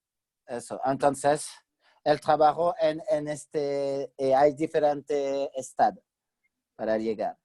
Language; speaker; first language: Spanish; non-native, fluent; French